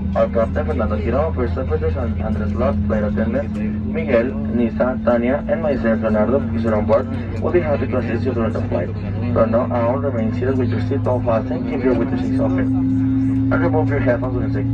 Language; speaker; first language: English; non-native, fluent; Spanish